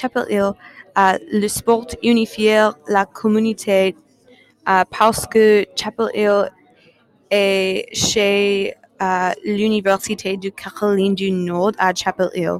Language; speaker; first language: French; non-native, learner; English